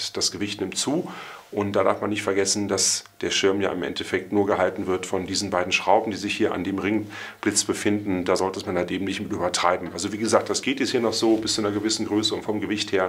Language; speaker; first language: German; native; German